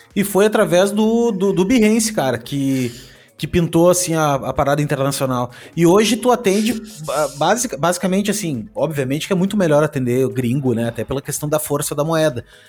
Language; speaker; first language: Portuguese; native; Portuguese